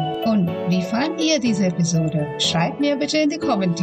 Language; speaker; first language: German; non-native, fluent; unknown